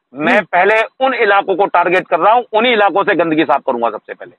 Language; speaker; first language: Hindi; native; Hindi